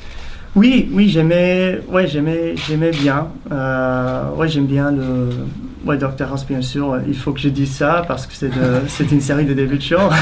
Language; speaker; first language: French; non-native, fluent; English